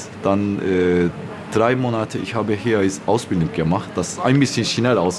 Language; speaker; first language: German; non-native, learner; Turkish